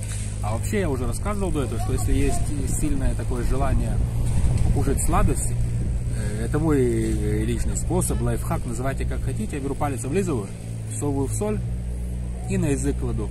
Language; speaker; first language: Russian; native; Russian